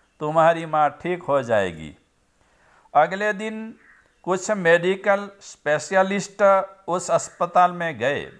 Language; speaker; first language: Hindi; non-native, local second language; Gujarati